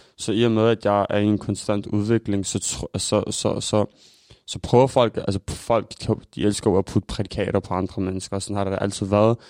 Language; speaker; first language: Danish; early bilingual, other home language; Albanian